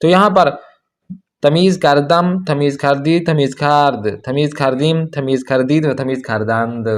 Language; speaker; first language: Persian; non-native, fluent; Urdu